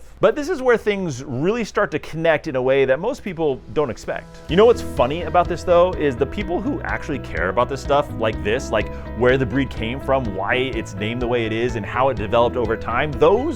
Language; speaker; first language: English; native; English